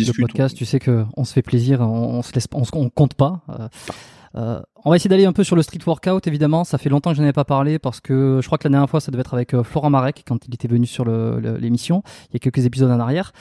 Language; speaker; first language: French; native; French